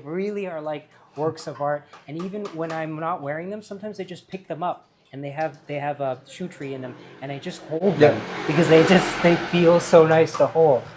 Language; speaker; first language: English; early bilingual, heritage; English